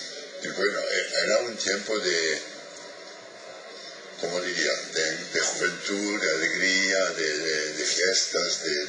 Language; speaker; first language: Spanish; non-native, fluent; French